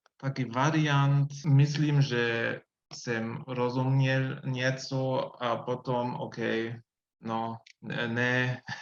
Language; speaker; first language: Czech; non-native, learner; German